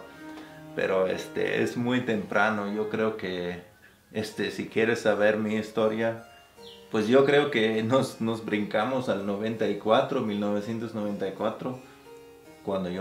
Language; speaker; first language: Spanish; non-native, fluent; German